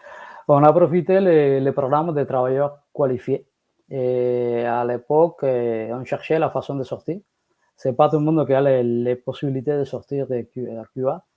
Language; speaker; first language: French; non-native, fluent; Spanish